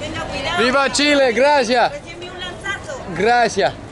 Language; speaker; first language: Spanish; non-native, learner; English